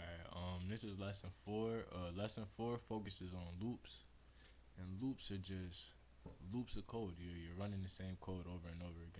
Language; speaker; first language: English; native; English